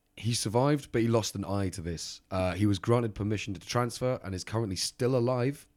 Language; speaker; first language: English; native; English